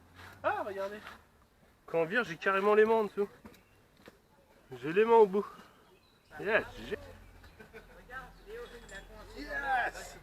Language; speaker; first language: French; native; French